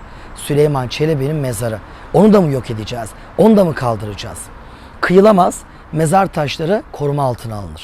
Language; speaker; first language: Turkish; native; Turkish